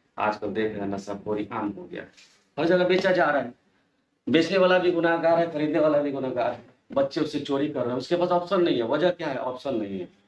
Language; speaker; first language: Hindi; native; Hindi